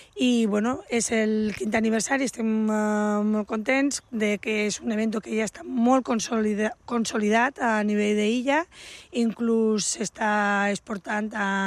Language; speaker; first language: Catalan; non-native, local second language; Spanish